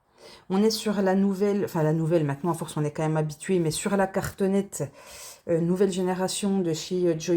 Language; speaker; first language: French; native; French